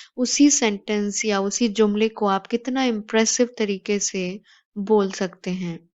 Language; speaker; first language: Urdu; native; Urdu